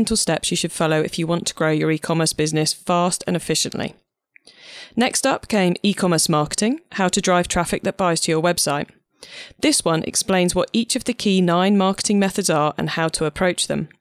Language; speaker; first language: English; native; English